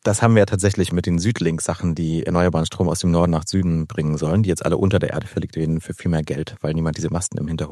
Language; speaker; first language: German; native; German